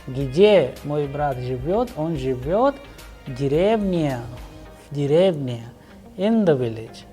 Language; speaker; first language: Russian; non-native, fluent; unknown